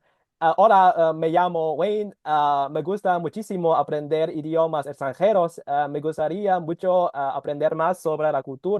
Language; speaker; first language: Spanish; non-native, learner; Cantonese